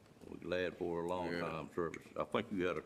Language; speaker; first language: English; native; English